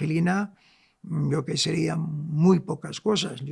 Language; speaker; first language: Spanish; non-native, local second language; Arabic